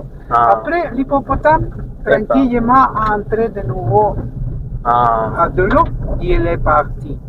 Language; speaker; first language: French; non-native, fluent; Spanish